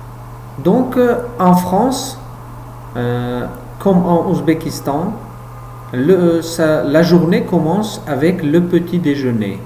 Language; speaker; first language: French; non-native, fluent; Uzbek